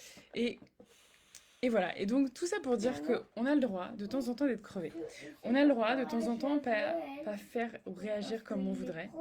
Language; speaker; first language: French; native; French